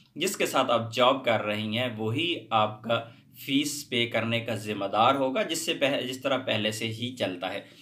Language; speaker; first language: Hindi; native; Hindi